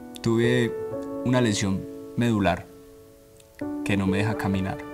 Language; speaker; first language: Spanish; native; Spanish